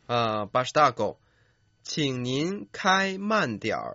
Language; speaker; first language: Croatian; non-native, fluent; Chinese